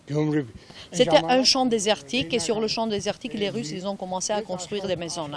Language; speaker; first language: French; non-native, fluent; Armenian